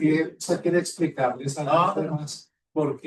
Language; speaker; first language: Spanish; native; Spanish